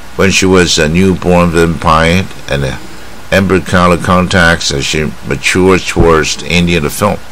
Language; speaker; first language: English; non-native, fluent; Chinese